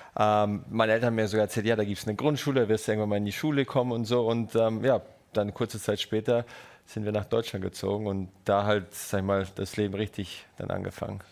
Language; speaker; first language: German; early bilingual, other home language; Russian